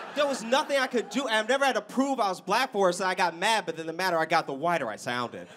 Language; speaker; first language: English; native; English